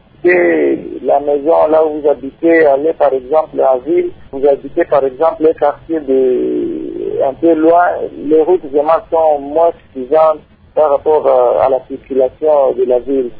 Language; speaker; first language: French; non-native, local second language; Swahili